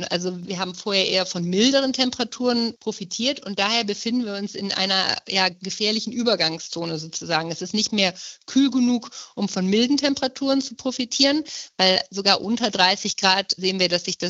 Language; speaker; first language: German; native; German